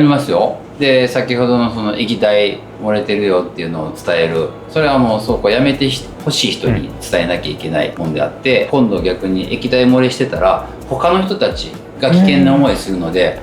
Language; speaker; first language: Japanese; native; Japanese